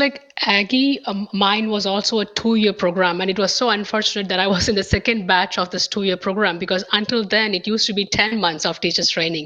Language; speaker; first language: English; non-native, local second language; Tamil